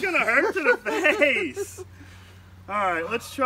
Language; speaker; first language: English; native; English